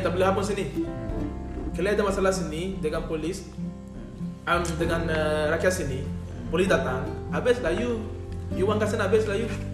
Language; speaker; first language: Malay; non-native, learner; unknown